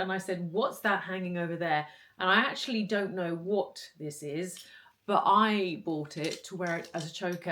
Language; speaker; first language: English; native; English